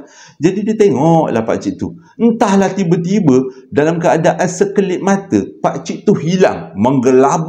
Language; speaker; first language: Malay; native; Malay